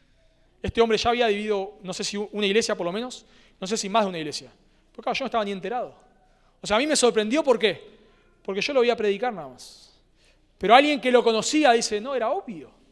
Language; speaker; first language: Spanish; native; Spanish